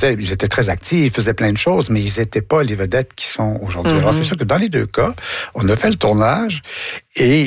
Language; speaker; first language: French; native; French